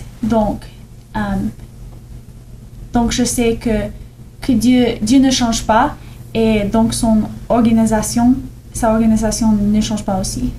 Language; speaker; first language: French; non-native, learner; English